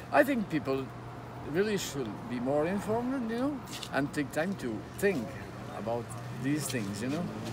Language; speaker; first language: English; non-native, fluent; French